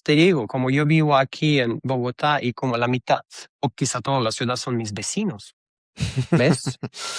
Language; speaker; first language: Spanish; non-native, fluent; Russian